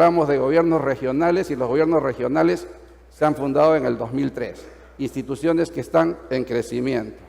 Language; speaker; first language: Spanish; native; Spanish